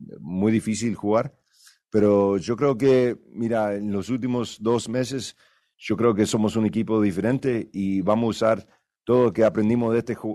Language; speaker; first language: Spanish; early bilingual, other home language; English